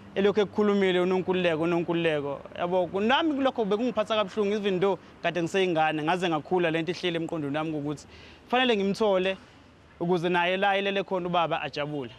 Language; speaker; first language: Zulu; native; Zulu